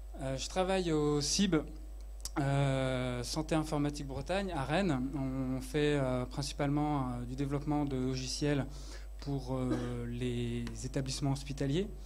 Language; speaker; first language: French; native; French